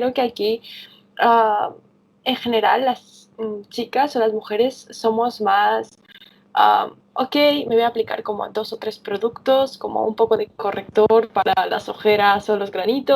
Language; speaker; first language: Spanish; early bilingual, other home language; Romanian